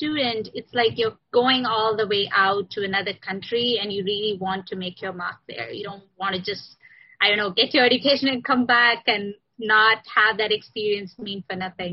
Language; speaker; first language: English; non-native, local second language; Sinhala